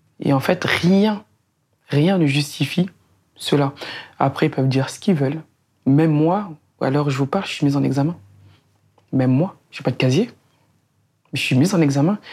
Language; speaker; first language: French; native; French